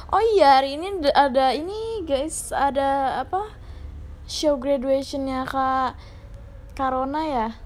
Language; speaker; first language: Indonesian; native; Indonesian